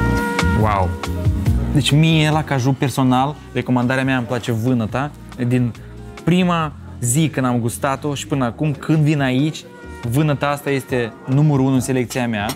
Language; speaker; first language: Romanian; native; Romanian